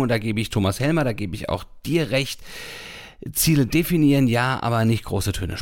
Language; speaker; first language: German; native; German